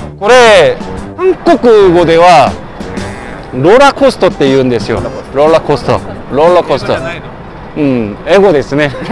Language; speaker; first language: Japanese; non-native, fluent; Korean